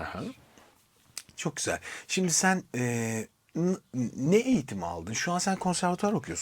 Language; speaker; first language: Turkish; native; Turkish